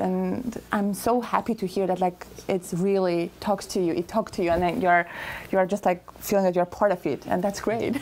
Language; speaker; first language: English; non-native, fluent; Armenian